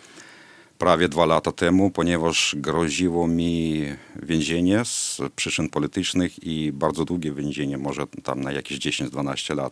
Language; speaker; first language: Polish; non-native, fluent; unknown